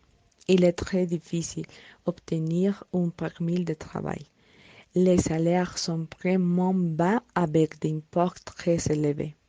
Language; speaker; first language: French; non-native, learner; Spanish